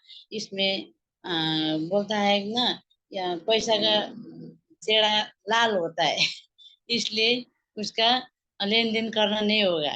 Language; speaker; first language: Hindi; non-native, learner; Nepali